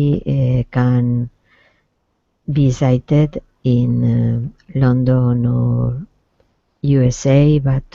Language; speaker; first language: English; non-native, learner; Spanish